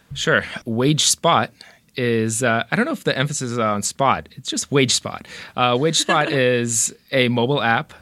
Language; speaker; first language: English; early bilingual, other home language; Russian